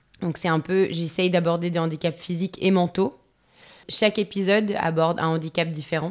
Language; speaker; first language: French; native; French